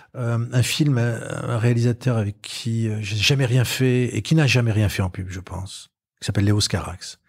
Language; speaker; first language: French; native; French